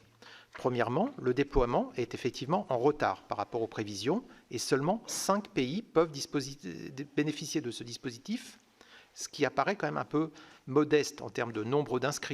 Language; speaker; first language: French; native; French